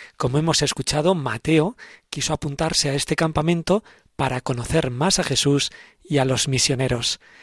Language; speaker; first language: Spanish; native; Spanish